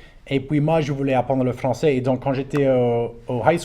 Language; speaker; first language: French; non-native, local second language; English